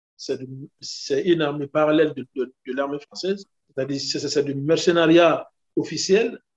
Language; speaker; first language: French; non-native, local second language; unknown